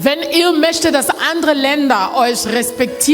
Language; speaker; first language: German; non-native, learner; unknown